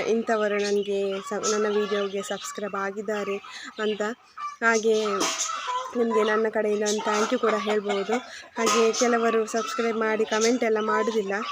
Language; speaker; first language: Kannada; non-native, local second language; Tulu